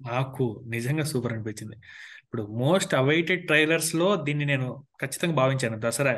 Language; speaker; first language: Telugu; native; Telugu